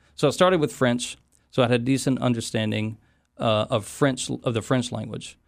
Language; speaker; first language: English; native; English